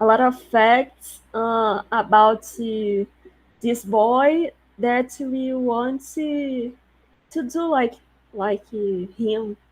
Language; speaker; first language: English; non-native, learner; Portuguese